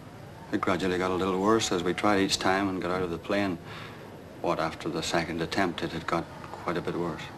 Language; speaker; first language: English; native; English